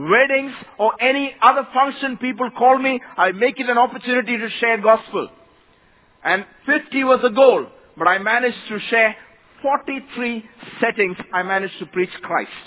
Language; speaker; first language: English; non-native, local second language; Malayalam